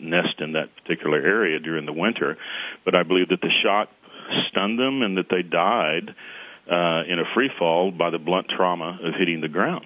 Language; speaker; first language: English; native; English